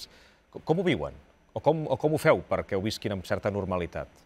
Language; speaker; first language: Catalan; native; Catalan